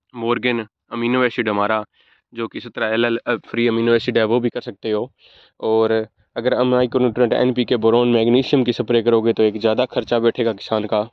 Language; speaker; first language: Hindi; native; Hindi